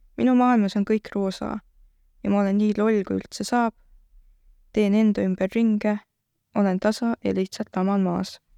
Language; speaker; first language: Estonian; native; Estonian